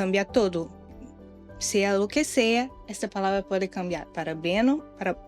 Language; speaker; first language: Spanish; non-native, learner; Portuguese